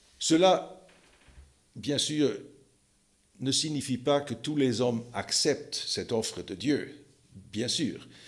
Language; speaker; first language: French; non-native, fluent; German